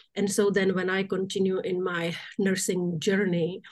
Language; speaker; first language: English; non-native, fluent; Czech